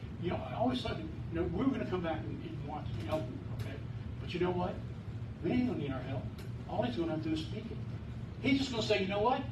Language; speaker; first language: English; native; English